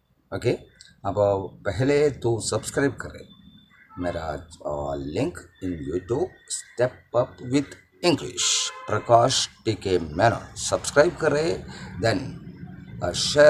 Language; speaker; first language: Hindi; non-native, learner; Malayalam